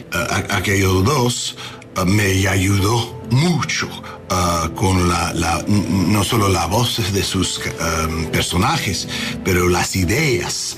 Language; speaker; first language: Spanish; non-native, learner; English